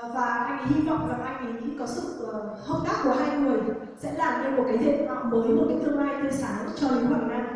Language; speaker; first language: Vietnamese; native; Vietnamese